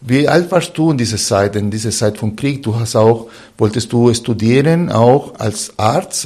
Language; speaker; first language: German; non-native, fluent; Spanish